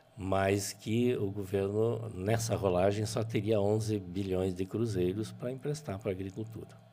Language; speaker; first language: Portuguese; native; Portuguese